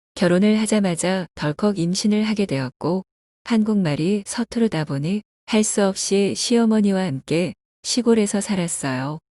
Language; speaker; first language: Korean; non-native, fluent; Chinese